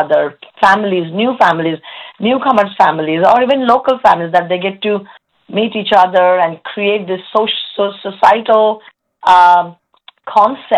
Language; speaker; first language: English; non-native, local second language; Bangla